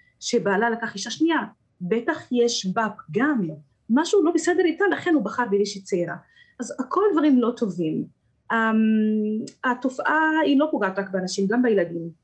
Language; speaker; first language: Hebrew; non-native, local second language; Arabic